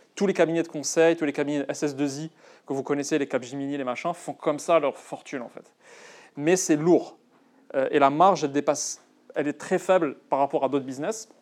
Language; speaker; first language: French; non-native, local second language; Arabic